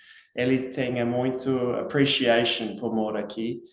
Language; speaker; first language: Portuguese; non-native, learner; English